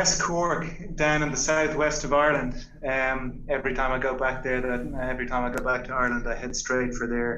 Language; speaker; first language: English; native; English